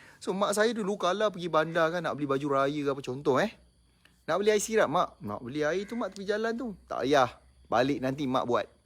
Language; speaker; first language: Malay; native; Malay